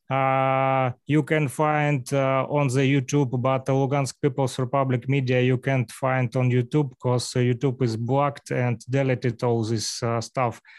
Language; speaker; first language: English; non-native, learner; Russian